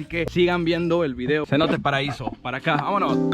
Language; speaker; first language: Spanish; native; Spanish